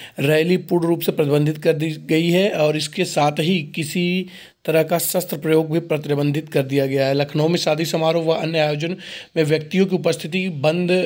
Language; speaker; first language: Hindi; native; Hindi